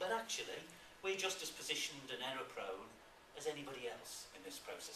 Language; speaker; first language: English; native; English